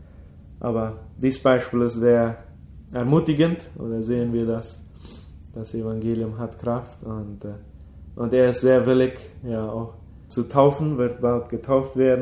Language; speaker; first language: German; early bilingual, heritage; German